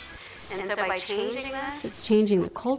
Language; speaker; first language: English; native; English